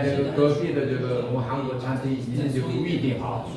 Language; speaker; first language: Chinese; non-native, fluent; Korean